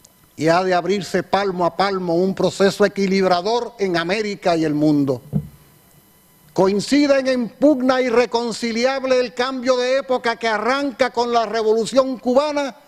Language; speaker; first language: Spanish; native; Spanish